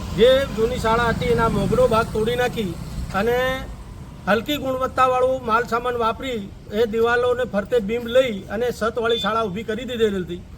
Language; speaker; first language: Gujarati; native; Gujarati